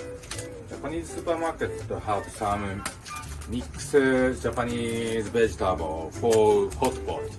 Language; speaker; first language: English; non-native, learner; Japanese